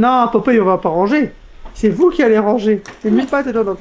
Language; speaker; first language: French; native; French